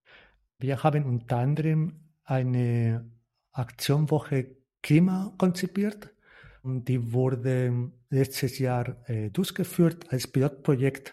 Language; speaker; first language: German; non-native, fluent; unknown